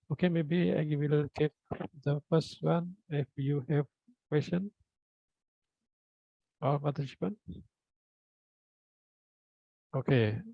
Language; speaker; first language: English; non-native, fluent; Indonesian